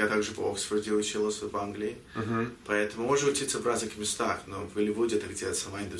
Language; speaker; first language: Russian; early bilingual, heritage; Russian